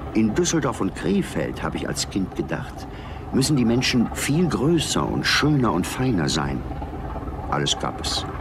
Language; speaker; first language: German; native; German